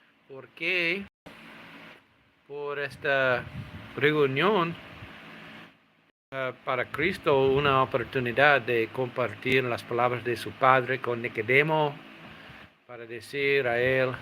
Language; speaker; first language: Spanish; non-native, fluent; English